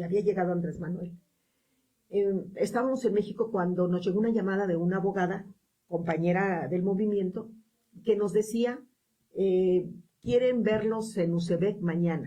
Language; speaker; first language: Spanish; native; Spanish